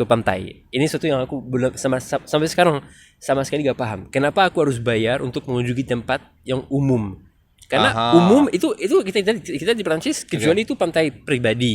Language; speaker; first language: Indonesian; non-native, fluent; French